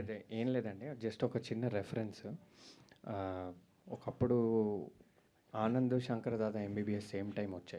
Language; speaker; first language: Telugu; native; Telugu